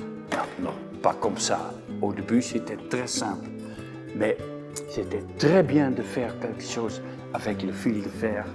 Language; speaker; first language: French; non-native, fluent; Dutch